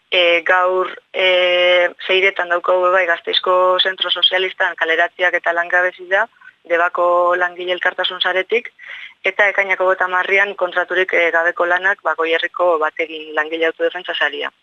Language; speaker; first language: Basque; native; Basque